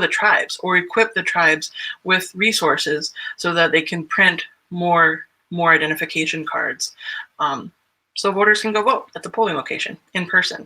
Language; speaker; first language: English; native; English